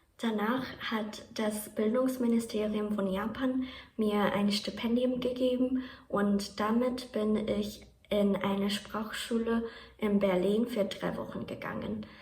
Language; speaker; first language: German; non-native, fluent; Japanese